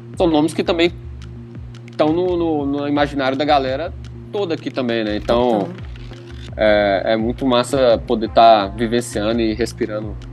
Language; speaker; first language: Portuguese; native; Portuguese